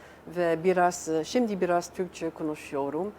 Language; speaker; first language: Turkish; non-native, learner; Dutch